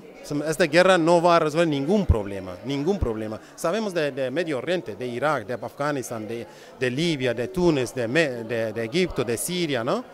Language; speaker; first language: Spanish; non-native, fluent; Kurdish